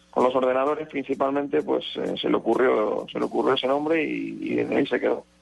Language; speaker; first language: Spanish; native; Spanish